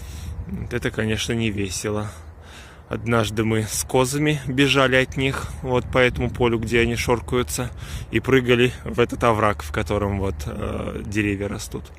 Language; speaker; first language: Russian; native; Russian